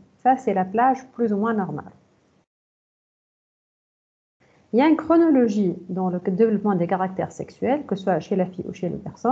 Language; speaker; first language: French; non-native, local second language; Arabic